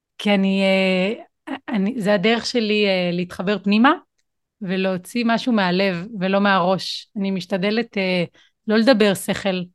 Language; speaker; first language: Hebrew; native; Hebrew